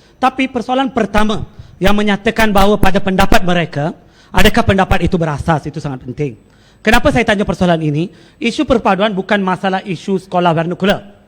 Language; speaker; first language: Malay; non-native, local second language; Tamil